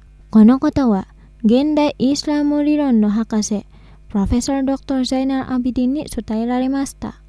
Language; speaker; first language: Japanese; non-native, fluent; Indonesian